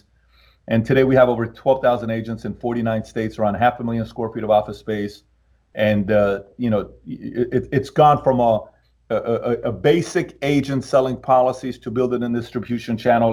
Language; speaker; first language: English; early bilingual, other home language; Persian